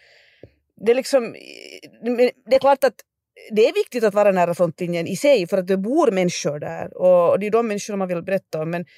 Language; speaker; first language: Swedish; native; Swedish